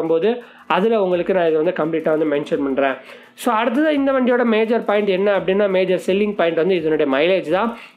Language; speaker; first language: Tamil; native; Tamil